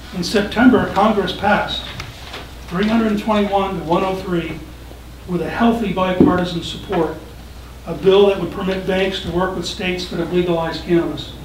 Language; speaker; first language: English; native; English